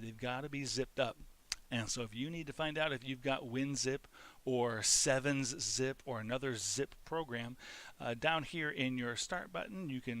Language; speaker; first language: English; native; English